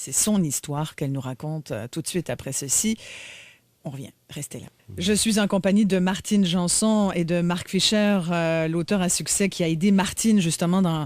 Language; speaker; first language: French; native; French